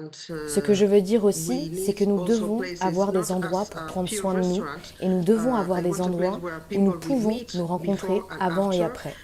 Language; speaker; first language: French; non-native, fluent; Spanish